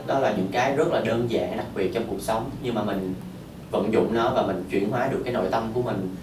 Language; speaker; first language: Vietnamese; native; Vietnamese